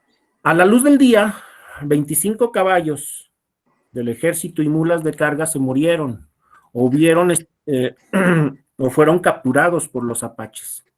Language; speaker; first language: Spanish; native; Spanish